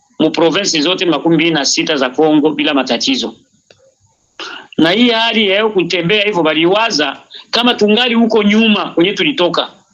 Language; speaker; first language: Swahili; native; Swahili